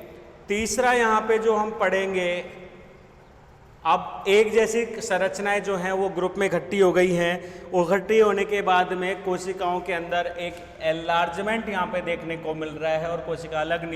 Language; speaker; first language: Hindi; native; Hindi